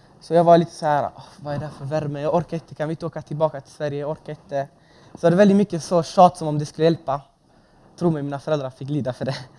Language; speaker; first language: Swedish; early bilingual, other home language; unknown